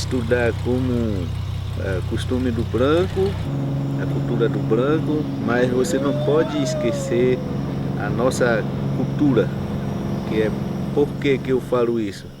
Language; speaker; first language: Portuguese; non-native, local second language; Kayapó